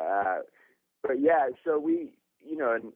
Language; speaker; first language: English; native; English